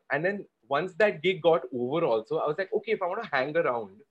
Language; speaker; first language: English; non-native, local second language; Gujarati